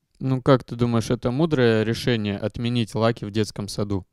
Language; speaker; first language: Russian; native; Russian